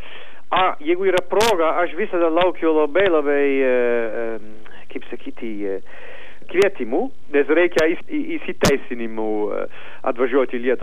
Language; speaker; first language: Lithuanian; non-native, learner; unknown